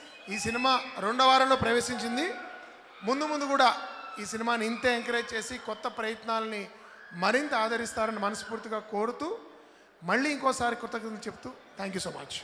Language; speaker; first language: Telugu; native; Telugu